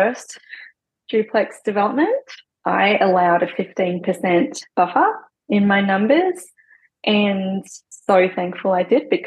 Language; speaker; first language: English; non-native, local second language; Cantonese